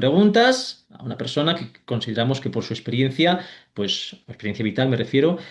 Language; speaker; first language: Spanish; native; Spanish